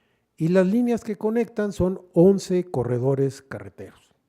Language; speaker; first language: Spanish; native; Spanish